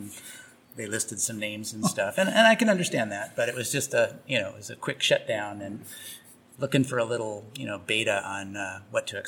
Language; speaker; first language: English; native; English